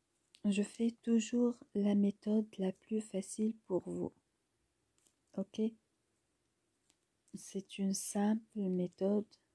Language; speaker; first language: French; non-native, local second language; Arabic